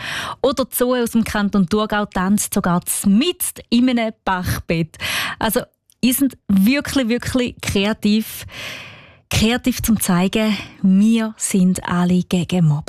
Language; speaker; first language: German; native; German